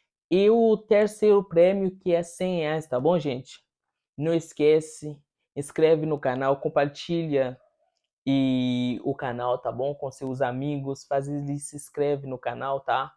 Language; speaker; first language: Portuguese; non-native, fluent; Haitian Creole